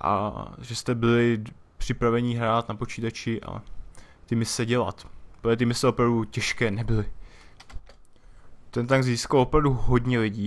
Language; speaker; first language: Czech; native; Czech